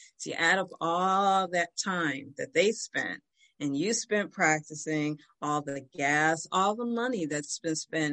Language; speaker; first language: English; native; English